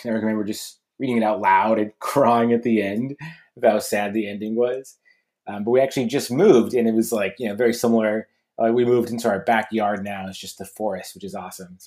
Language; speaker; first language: English; native; English